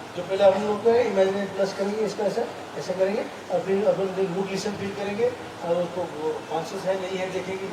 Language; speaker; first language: Hindi; non-native, local second language; Marathi